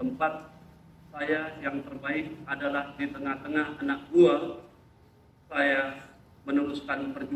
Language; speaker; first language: Indonesian; native; Indonesian